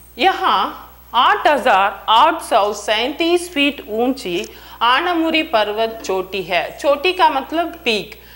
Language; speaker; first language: Hindi; non-native, local second language; Tamil